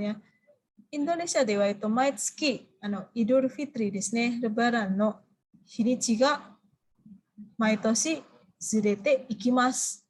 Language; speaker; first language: Japanese; non-native, fluent; Indonesian